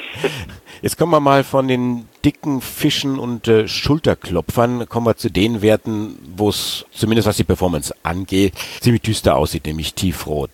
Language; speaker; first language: German; native; German